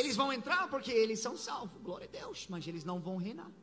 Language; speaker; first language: Portuguese; non-native, fluent; English